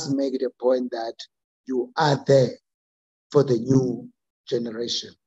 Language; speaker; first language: English; non-native, local second language; Xhosa